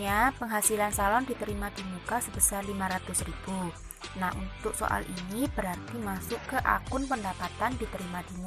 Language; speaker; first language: Indonesian; native; Indonesian